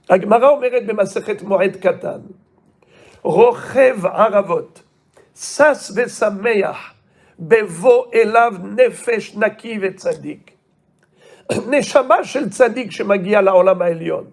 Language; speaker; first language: Hebrew; non-native, fluent; French